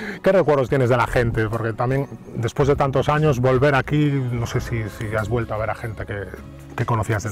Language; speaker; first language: Spanish; native; Spanish